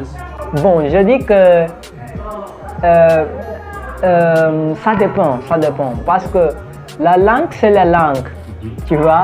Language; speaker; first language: French; non-native, learner; Portuguese